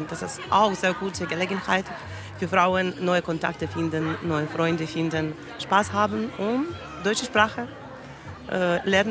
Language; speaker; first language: German; non-native, learner; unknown